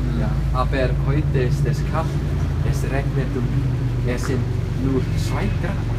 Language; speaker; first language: German; non-native, learner; Icelandic